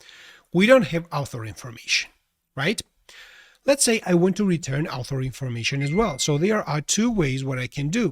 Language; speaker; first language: English; non-native, fluent; Georgian